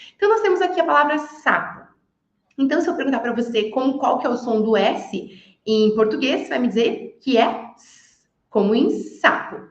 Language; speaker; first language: Portuguese; native; Portuguese